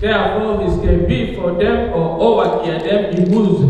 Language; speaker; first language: Danish; non-native, fluent; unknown